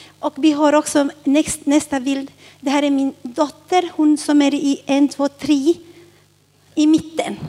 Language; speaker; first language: Swedish; early bilingual, other home language; Spanish